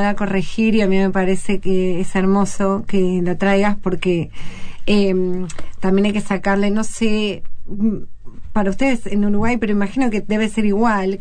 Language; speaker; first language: Spanish; native; Spanish